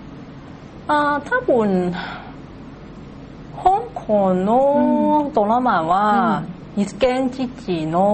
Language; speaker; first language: Japanese; non-native, learner; Cantonese